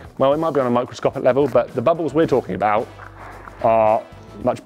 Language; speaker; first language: English; native; English